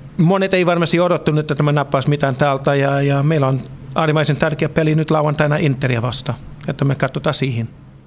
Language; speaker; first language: Finnish; non-native, fluent; English